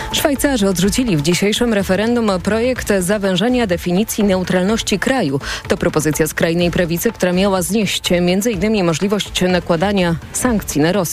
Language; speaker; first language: Polish; native; Polish